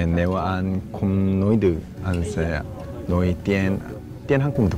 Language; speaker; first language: Vietnamese; non-native, learner; Korean